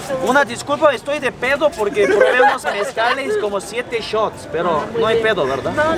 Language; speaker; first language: Spanish; non-native, fluent; Korean